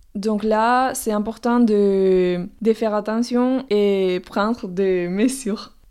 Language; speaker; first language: French; non-native, fluent; Spanish